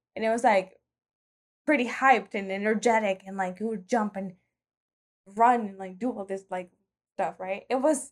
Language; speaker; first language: English; non-native, fluent; Spanish